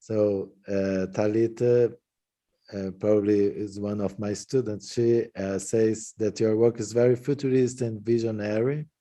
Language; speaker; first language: English; non-native, fluent; Portuguese